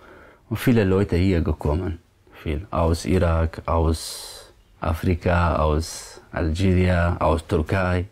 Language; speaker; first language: German; non-native, learner; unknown